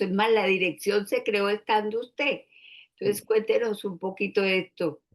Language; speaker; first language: Spanish; native; Spanish